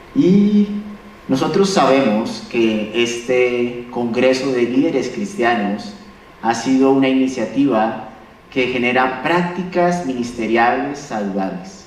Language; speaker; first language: Spanish; native; Spanish